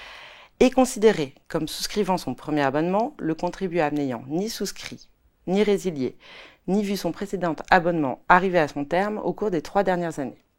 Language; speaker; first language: French; native; French